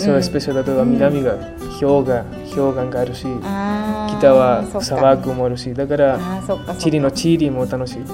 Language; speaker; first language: Japanese; non-native, learner; Spanish